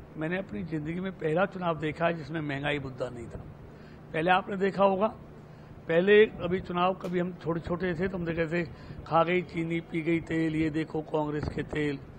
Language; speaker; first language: Hindi; native; Hindi